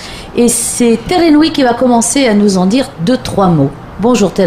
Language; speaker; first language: French; native; French